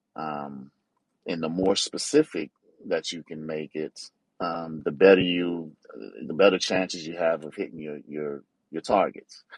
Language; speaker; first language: English; native; English